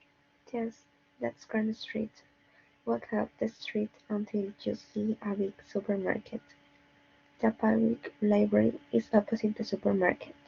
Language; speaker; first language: English; non-native, learner; Spanish